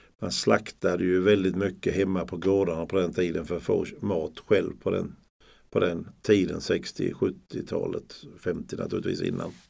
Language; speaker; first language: Swedish; native; Swedish